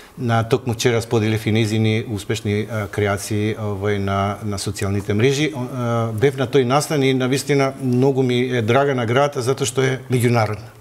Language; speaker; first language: Macedonian; native; Macedonian